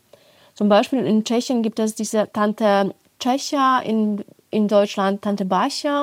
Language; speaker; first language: German; non-native, fluent; Polish